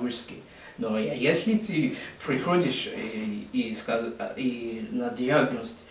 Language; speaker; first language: Russian; non-native, learner; English